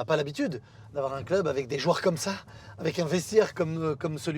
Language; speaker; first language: French; native; French